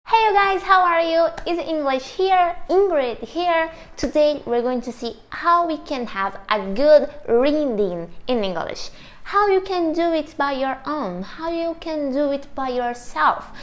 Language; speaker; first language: English; non-native, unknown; Portuguese